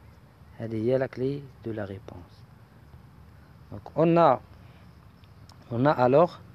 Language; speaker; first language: French; non-native, local second language; Arabic